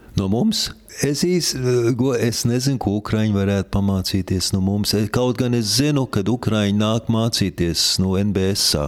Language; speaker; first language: Latvian; early bilingual, heritage; Latvian